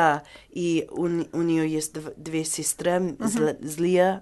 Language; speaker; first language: Russian; non-native, learner; English